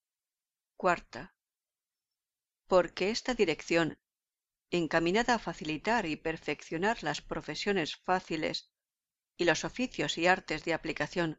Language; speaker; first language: Spanish; native; Spanish